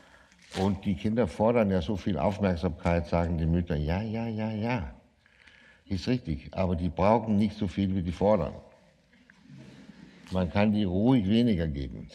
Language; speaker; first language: German; non-native, fluent; Danish